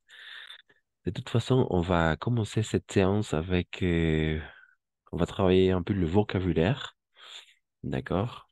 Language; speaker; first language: French; non-native, fluent; Spanish